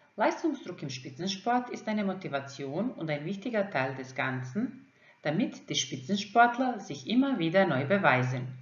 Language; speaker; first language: German; non-native, fluent; Croatian